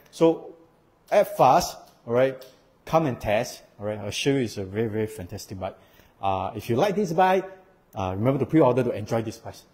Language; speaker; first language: English; non-native, local second language; Chinese